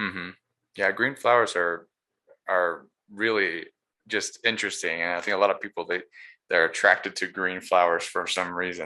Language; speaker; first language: English; native; English